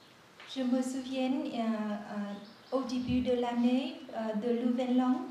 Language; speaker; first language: French; non-native, learner; Vietnamese